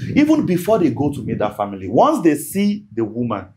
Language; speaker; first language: English; non-native, local second language; Yoruba